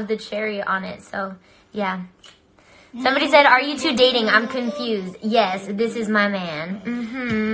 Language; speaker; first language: English; early bilingual, other home language; Spanish